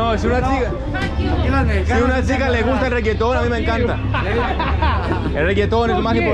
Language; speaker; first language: Spanish; non-native, learner; Greek